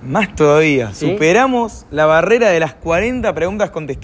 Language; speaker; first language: Spanish; native; Spanish